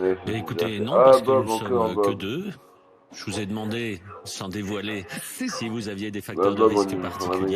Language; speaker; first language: French; native; French